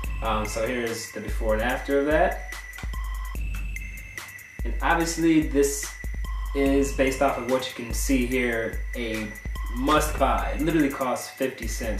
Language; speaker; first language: English; native; English